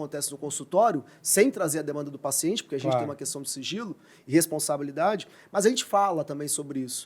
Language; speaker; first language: Portuguese; native; Portuguese